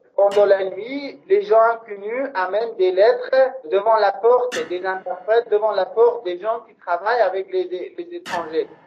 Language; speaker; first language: French; non-native, fluent; Persian